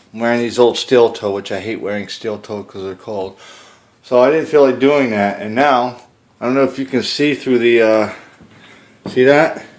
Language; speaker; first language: English; native; English